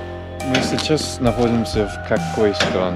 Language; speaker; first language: Russian; non-native, learner; English